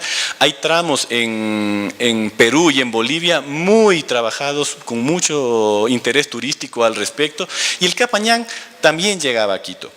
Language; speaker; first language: Spanish; native; Spanish